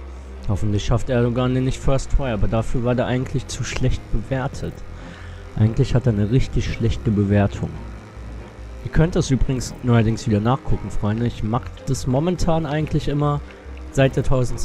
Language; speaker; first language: German; native; German